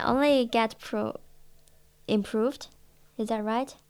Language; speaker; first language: English; non-native, learner; Chinese